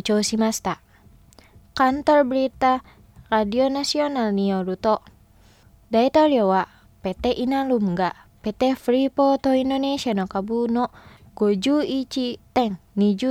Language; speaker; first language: Japanese; non-native, fluent; Indonesian